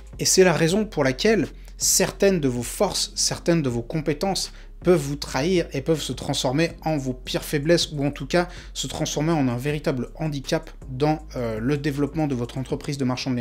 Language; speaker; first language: French; native; French